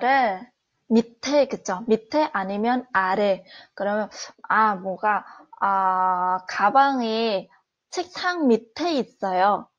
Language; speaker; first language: Korean; non-native, fluent; Vietnamese